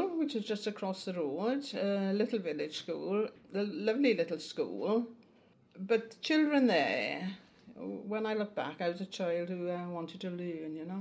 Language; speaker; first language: English; native; English